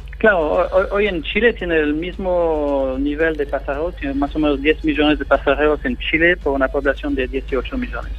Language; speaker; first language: Spanish; non-native, fluent; German